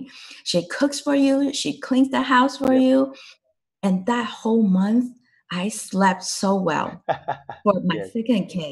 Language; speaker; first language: English; non-native, fluent; Chinese